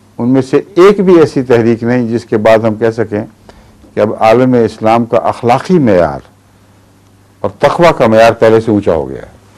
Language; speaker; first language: Urdu; native; Urdu